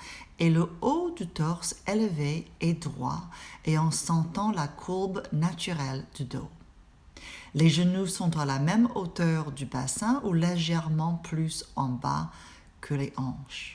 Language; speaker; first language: French; non-native, fluent; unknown